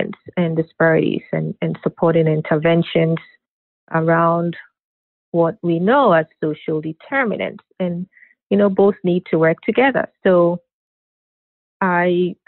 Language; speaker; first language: English; non-native, local second language; Akan